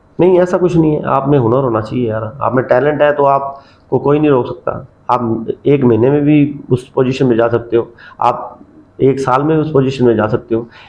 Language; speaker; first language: Hindi; non-native, local second language; Punjabi